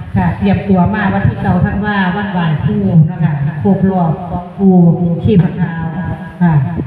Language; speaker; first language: Thai; native; Thai